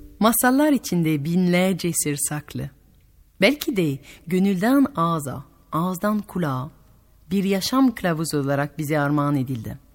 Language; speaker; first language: Turkish; non-native, fluent; French